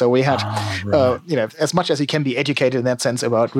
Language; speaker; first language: English; non-native, fluent; German